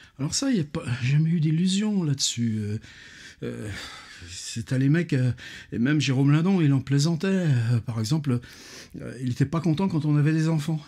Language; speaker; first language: French; native; French